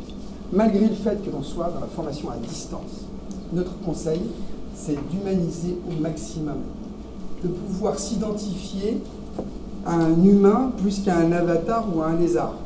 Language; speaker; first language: French; native; French